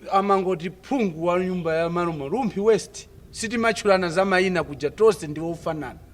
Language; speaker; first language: Nyanja; non-native, local second language; Tumbuka